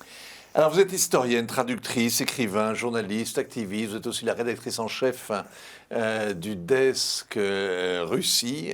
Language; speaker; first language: French; native; French